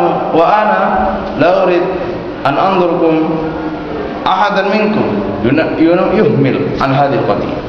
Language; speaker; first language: Arabic; non-native, learner; Indonesian